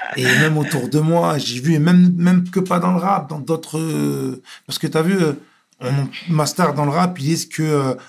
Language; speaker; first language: French; native; French